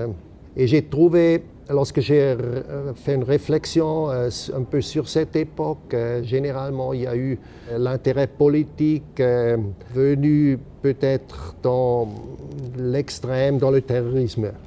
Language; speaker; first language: French; non-native, local second language; German